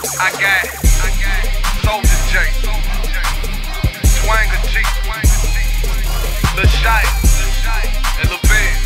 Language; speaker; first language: English; native; English